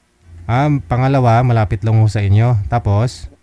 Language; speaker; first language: Filipino; native; Filipino